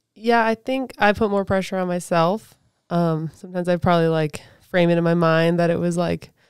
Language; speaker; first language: English; native; English